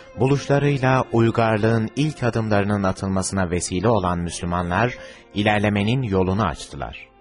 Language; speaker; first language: Turkish; native; Turkish